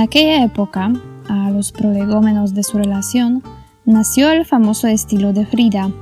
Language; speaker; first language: Spanish; non-native, fluent; Polish